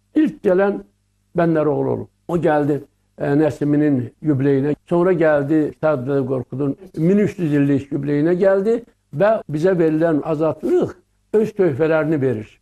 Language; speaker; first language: Azerbaijani; native; Azerbaijani